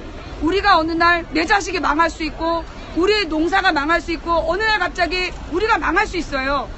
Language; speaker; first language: Korean; native; Korean